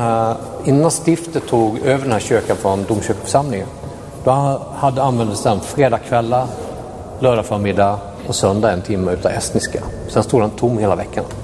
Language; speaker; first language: Swedish; native; Swedish